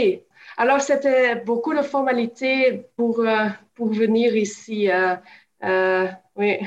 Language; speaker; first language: French; non-native, local second language; Dutch